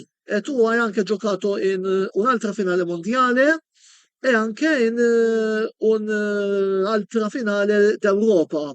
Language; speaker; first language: Italian; non-native, fluent; Maltese